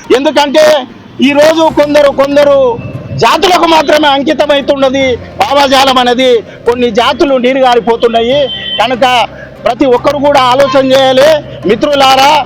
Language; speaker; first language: Telugu; native; Telugu